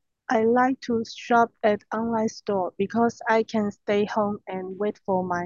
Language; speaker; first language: English; non-native, learner; Chinese